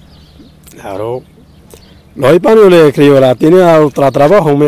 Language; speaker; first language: Spanish; non-native, learner; Arabic